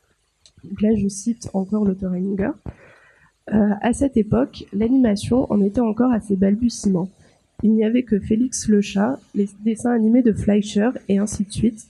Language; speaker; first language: French; native; French